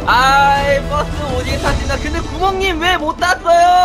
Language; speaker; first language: Korean; native; Korean